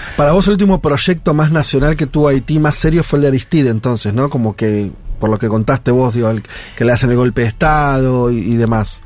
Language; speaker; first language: Spanish; native; Spanish